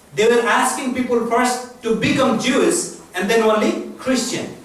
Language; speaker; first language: English; non-native, local second language; Nepali